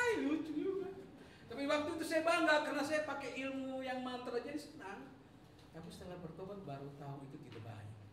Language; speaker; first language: Indonesian; non-native, local second language; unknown